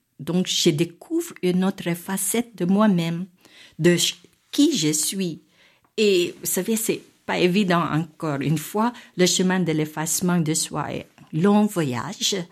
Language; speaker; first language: French; non-native, fluent; Filipino